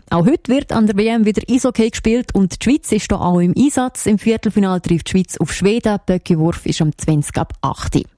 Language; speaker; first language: German; native; German